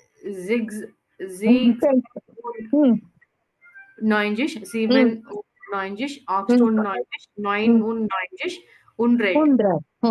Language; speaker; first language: German; non-native, learner; Tamil